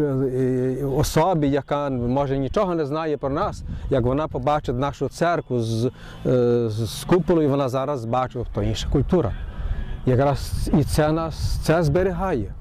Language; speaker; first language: Ukrainian; early bilingual, heritage; Ukrainian